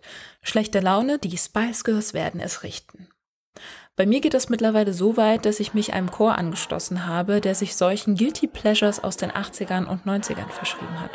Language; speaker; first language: German; native; German